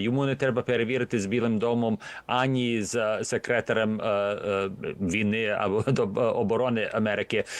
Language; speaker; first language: Ukrainian; early bilingual, heritage; Ukrainian